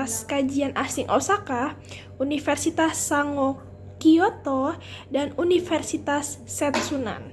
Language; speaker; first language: Indonesian; native; Indonesian